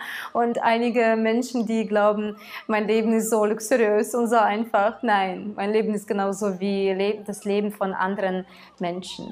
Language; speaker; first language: German; non-native, fluent; Tatar